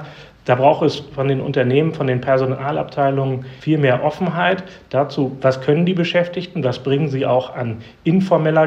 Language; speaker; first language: German; native; German